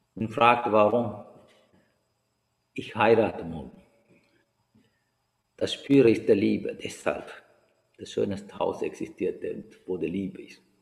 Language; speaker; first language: German; non-native, learner; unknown